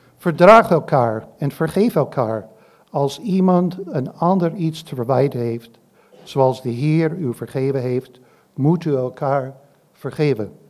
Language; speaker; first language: Dutch; non-native, fluent; English